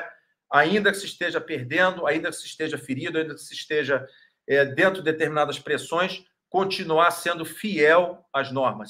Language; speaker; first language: Portuguese; native; Portuguese